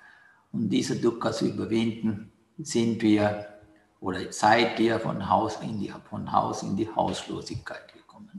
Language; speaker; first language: German; non-native, fluent; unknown